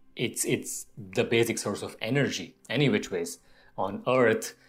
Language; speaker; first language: English; non-native, local second language; Gujarati